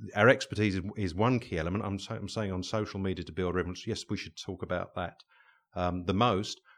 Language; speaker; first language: English; native; English